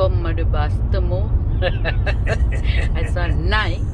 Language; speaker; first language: Norwegian; non-native, learner; Thai